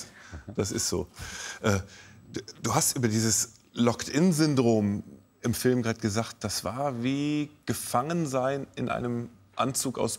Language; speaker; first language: German; native; German